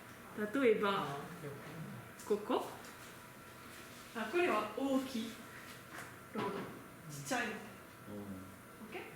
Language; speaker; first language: Japanese; non-native, learner; French